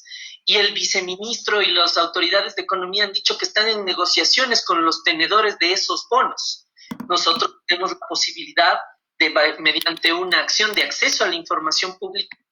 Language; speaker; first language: Spanish; native; Spanish